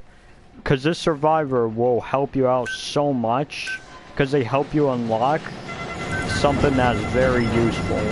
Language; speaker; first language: English; native; English